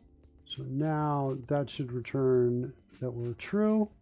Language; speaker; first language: English; native; English